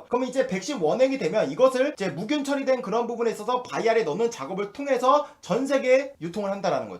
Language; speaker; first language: Korean; native; Korean